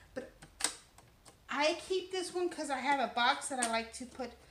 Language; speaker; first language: English; native; English